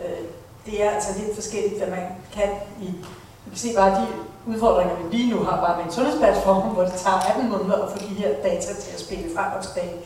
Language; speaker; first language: Danish; native; Danish